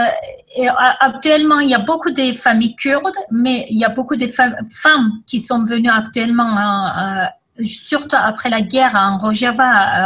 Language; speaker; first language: French; non-native, fluent; Kurdish